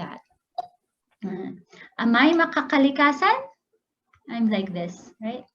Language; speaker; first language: English; non-native, local second language; Filipino